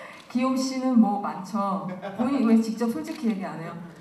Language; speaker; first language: Korean; native; Korean